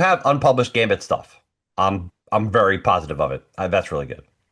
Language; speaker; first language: English; native; English